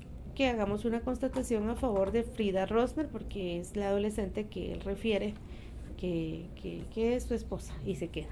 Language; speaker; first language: Spanish; native; Spanish